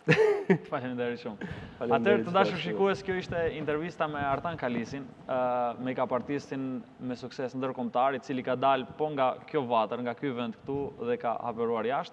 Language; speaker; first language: Albanian; native; Albanian